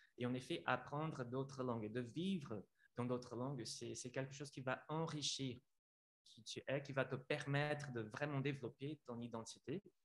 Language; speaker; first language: French; non-native, fluent; Portuguese